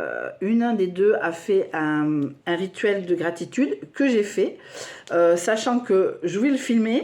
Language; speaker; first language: French; native; French